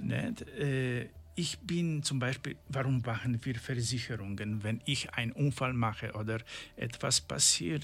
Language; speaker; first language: German; non-native, learner; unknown